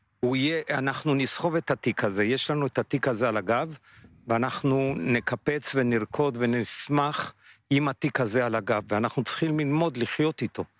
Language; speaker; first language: Hebrew; non-native, fluent; Spanish